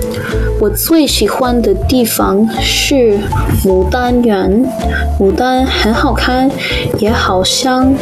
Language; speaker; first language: Chinese; non-native, learner; English